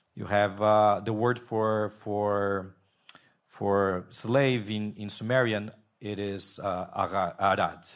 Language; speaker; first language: English; non-native, fluent; Portuguese